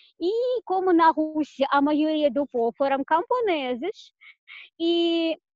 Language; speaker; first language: Portuguese; non-native, fluent; Russian